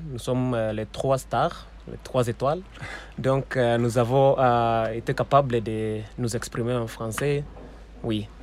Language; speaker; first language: French; non-native, fluent; Swahili